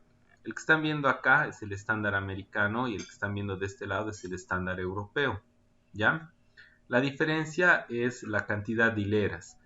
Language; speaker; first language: Spanish; native; Spanish